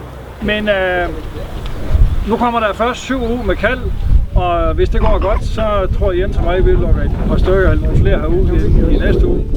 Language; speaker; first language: Danish; native; Danish